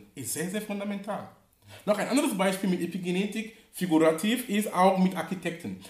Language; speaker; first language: German; non-native, fluent; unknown